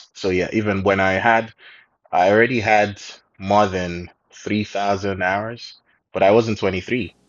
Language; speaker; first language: English; non-native, local second language; Yoruba